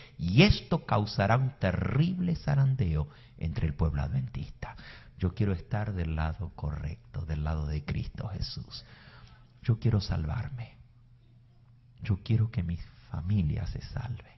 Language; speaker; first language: Spanish; native; Spanish